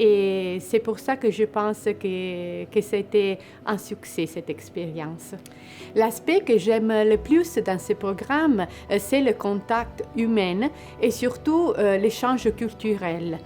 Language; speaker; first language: French; non-native, fluent; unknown